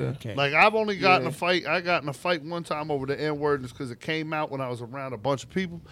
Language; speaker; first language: English; native; English